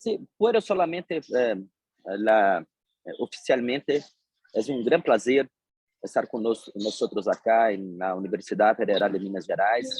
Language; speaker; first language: Spanish; non-native, fluent; Portuguese